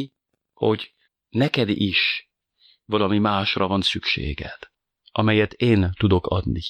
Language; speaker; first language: Hungarian; non-native, fluent; French